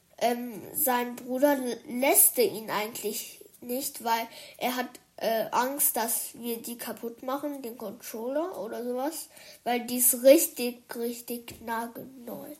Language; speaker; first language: German; early bilingual, other home language; Chinese